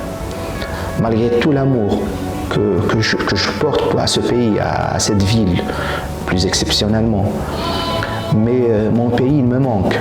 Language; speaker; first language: French; non-native, local second language; Arabic